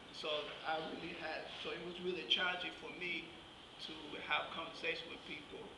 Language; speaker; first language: English; native; English